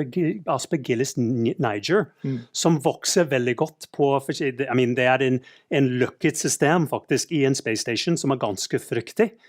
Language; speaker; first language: Norwegian; non-native, fluent; English